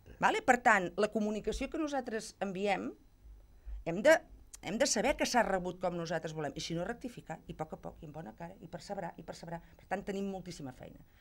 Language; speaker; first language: Catalan; native; Catalan